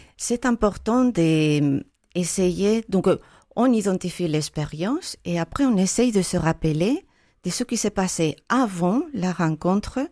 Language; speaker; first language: French; non-native, fluent; Spanish